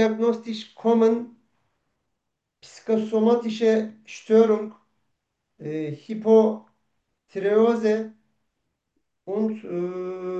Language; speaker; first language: German; non-native, learner; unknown